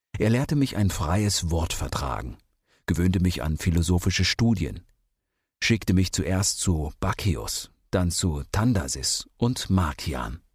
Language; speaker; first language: German; native; German